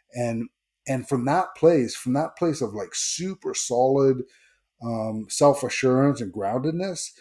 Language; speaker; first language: English; native; English